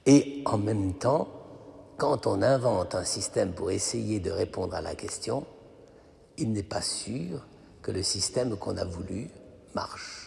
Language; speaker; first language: French; native; French